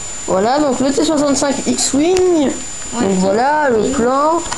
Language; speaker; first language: French; native; French